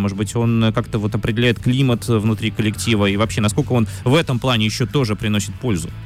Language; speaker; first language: Russian; native; Russian